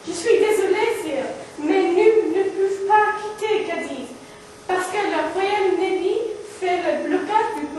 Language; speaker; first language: French; non-native, learner; English